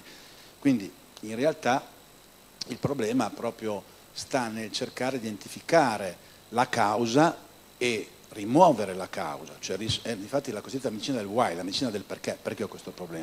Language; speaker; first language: Italian; native; Italian